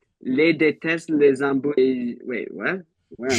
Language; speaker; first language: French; non-native, learner; English